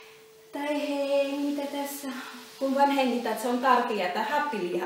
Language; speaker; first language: Finnish; non-native, learner; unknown